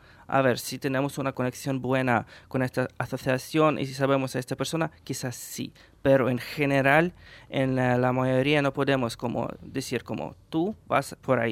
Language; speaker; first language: Spanish; non-native, fluent; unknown